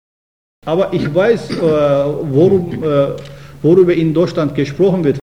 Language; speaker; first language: German; non-native, fluent; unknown